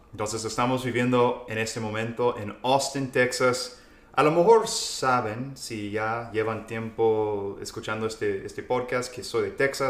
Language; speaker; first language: Spanish; non-native, fluent; English